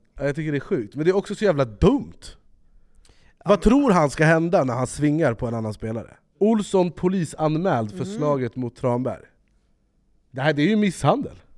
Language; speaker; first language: Swedish; native; Swedish